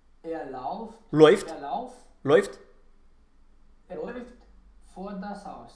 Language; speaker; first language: German; non-native, learner; Romanian